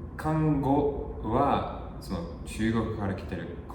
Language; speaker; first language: Japanese; non-native, learner; English